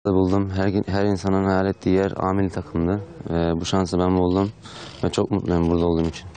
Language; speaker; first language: Turkish; early bilingual, heritage; Turkish